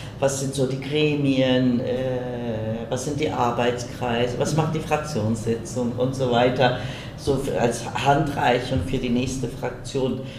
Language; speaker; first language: German; early bilingual, other home language; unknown